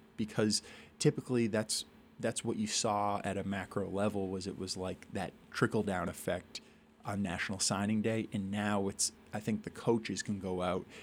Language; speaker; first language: English; native; English